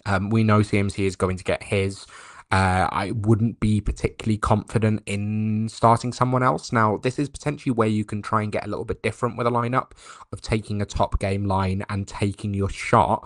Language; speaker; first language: English; native; English